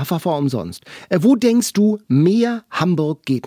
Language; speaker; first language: German; native; German